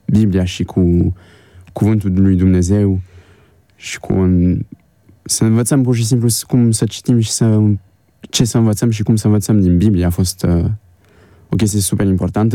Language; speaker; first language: Romanian; early bilingual, heritage; Romanian